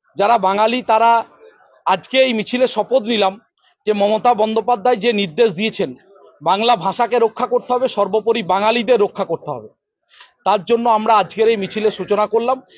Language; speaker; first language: Bangla; native; Bangla